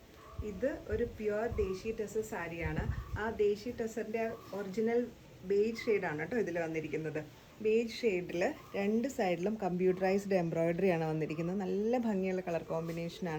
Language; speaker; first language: Malayalam; native; Malayalam